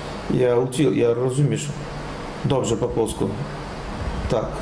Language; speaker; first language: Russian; non-native, learner; Portuguese